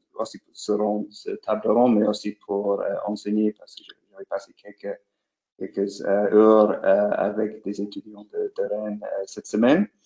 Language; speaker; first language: French; non-native, fluent; English